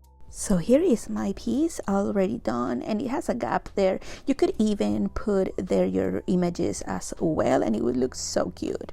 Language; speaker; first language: English; non-native, fluent; Spanish